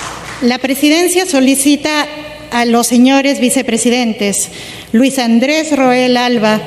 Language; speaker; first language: Spanish; native; Spanish